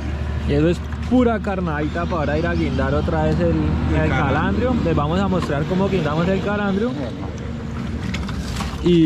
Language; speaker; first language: Spanish; native; Spanish